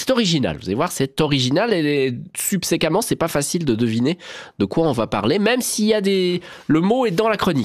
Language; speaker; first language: French; native; French